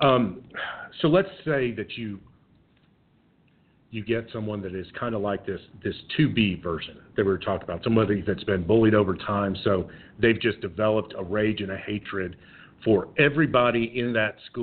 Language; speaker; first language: English; native; English